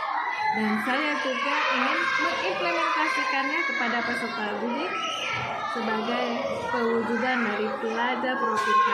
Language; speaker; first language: Indonesian; native; Indonesian